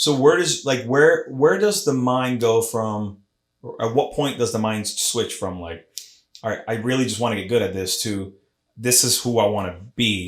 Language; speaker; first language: English; native; English